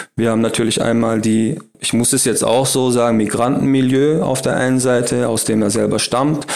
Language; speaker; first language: German; native; German